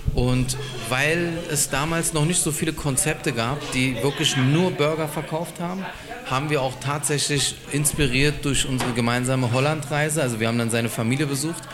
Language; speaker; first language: German; native; German